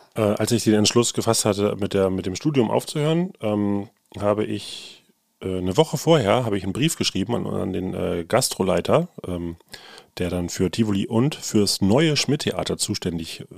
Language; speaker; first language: German; native; German